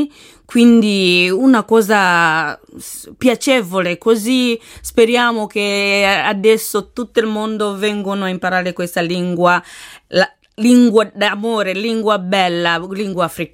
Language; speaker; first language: Italian; non-native, learner; Swahili